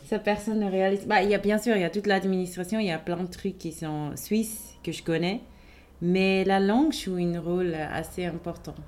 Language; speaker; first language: French; non-native, fluent; German